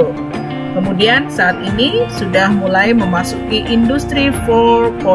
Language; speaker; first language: Indonesian; native; Indonesian